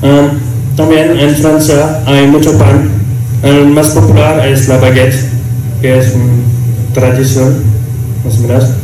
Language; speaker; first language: Spanish; non-native, learner; French